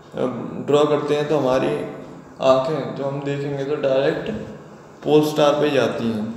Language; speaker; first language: Hindi; native; Hindi